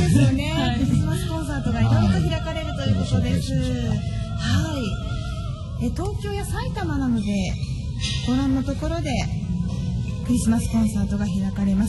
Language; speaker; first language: Japanese; native; Japanese